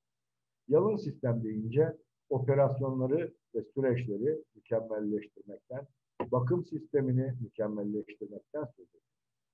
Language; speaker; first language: Turkish; native; Turkish